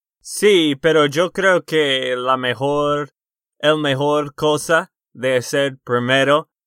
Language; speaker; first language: Spanish; non-native, fluent; English